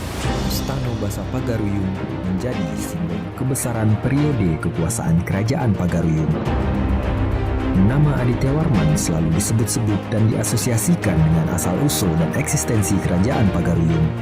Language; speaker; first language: Malay; native; Malay